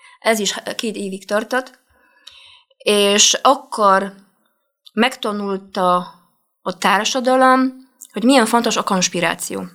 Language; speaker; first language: Hungarian; non-native, fluent; Polish